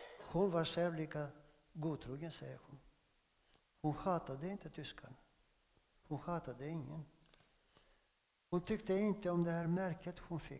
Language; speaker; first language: Swedish; non-native, fluent; Greek